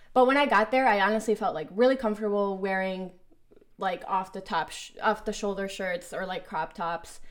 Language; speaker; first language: English; early bilingual, other home language; Spanish